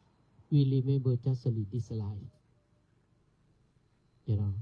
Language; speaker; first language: English; non-native, learner; Thai